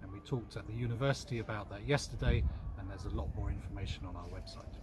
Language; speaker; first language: English; native; English